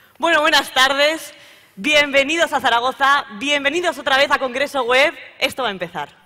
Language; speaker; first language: Spanish; native; Spanish